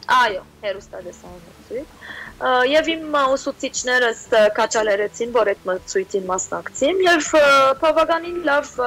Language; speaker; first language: Armenian; early bilingual, heritage; Armenian